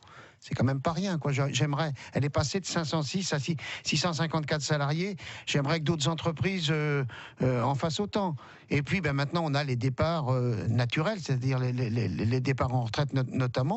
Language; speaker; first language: French; native; French